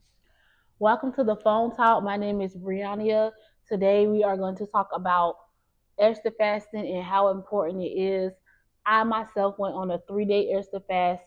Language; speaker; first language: English; native; English